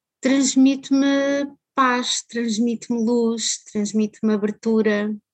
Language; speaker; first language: Portuguese; native; Portuguese